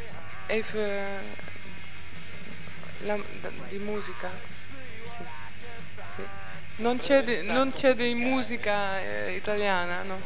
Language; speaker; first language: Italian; non-native, learner; Dutch